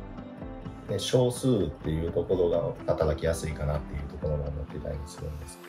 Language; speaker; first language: Japanese; native; Japanese